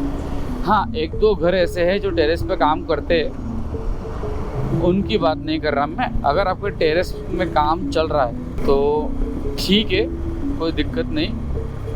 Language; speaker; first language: Hindi; native; Hindi